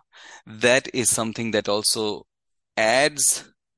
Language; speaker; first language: English; non-native, local second language; Gujarati